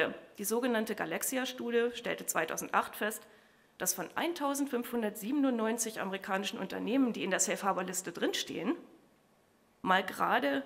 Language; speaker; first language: German; native; German